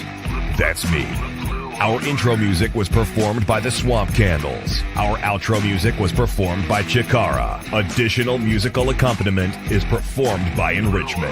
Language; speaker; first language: English; native; English